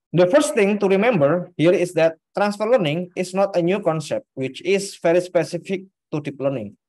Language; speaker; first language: English; non-native, fluent; Indonesian